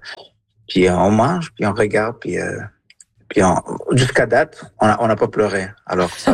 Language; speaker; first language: French; non-native, fluent; Spanish